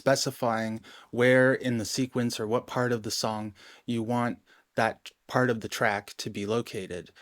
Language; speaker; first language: English; native; English